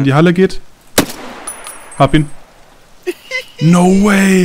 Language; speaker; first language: German; native; German